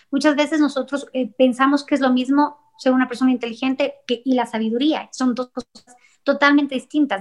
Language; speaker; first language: Spanish; native; Spanish